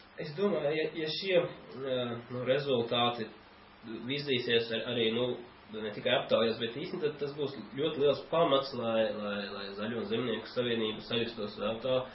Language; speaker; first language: Latvian; native; Latvian